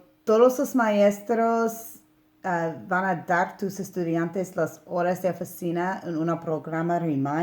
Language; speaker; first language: Spanish; non-native, learner; English